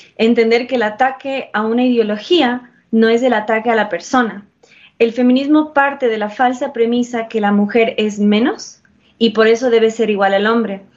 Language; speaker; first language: Spanish; early bilingual, heritage; English